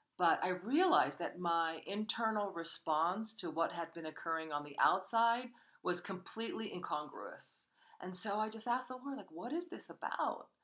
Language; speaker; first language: English; early bilingual, other home language; Korean